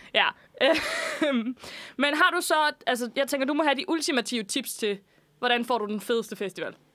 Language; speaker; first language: Danish; native; Danish